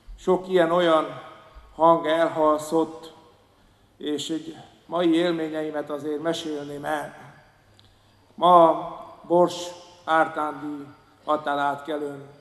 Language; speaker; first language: Hungarian; native; Hungarian